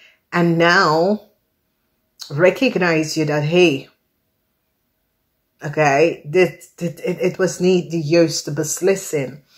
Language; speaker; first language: Dutch; non-native, fluent; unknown